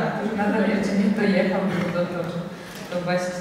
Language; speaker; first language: Polish; non-native, fluent; Georgian